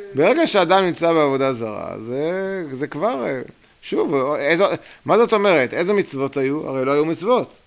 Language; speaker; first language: Hebrew; native; Hebrew